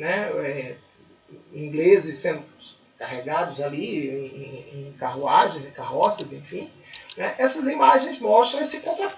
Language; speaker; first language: Portuguese; native; Portuguese